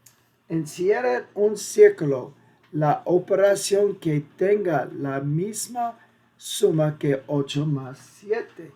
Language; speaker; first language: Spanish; non-native, fluent; English